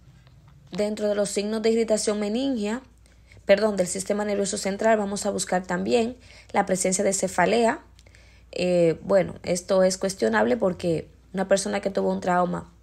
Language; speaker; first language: Spanish; native; Spanish